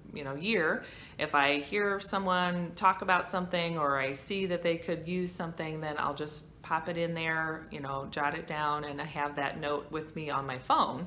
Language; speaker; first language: English; native; English